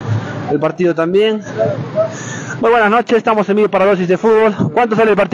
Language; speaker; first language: Spanish; native; Spanish